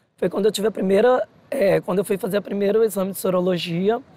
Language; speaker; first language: Portuguese; native; Portuguese